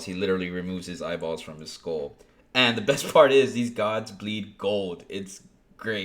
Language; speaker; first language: English; native; English